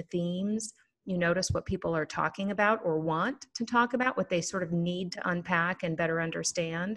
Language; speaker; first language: English; native; English